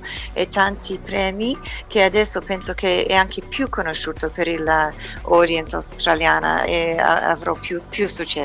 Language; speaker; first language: Italian; early bilingual, heritage; English